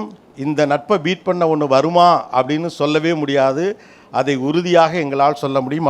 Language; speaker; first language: Tamil; native; Tamil